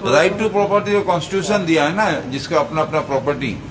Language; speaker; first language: Hindi; non-native, local second language; Bangla